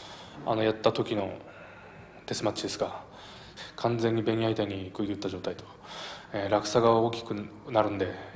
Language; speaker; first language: Japanese; native; Japanese